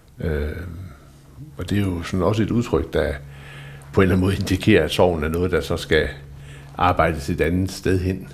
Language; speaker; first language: Danish; native; Danish